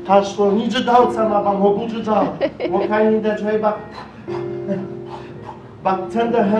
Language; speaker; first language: Chinese; non-native, learner; Polish